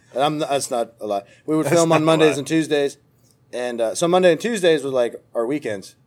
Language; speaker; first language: English; native; English